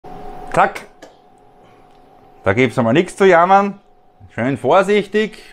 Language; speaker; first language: German; native; German